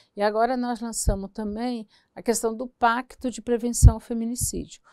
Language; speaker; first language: Portuguese; native; Portuguese